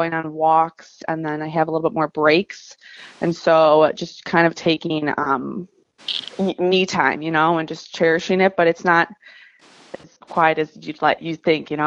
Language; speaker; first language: English; native; English